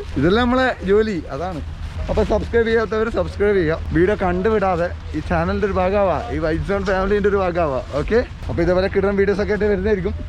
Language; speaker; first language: Malayalam; early bilingual, heritage; Malayalam